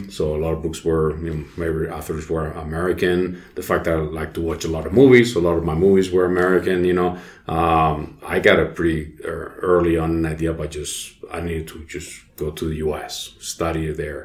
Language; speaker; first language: English; non-native, fluent; Spanish